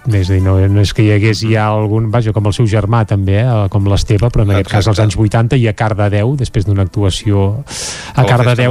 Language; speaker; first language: Catalan; native; Catalan